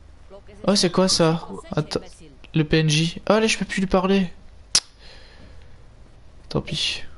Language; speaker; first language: French; native; French